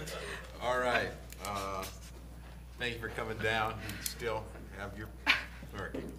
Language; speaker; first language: English; native; English